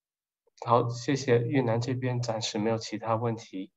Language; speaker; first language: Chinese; non-native, fluent; Vietnamese